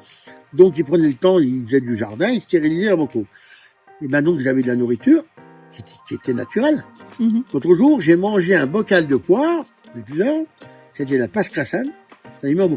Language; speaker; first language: French; native; French